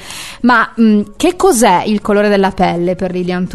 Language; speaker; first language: Italian; native; Italian